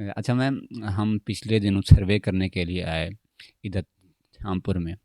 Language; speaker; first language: Urdu; non-native, local second language; Saraiki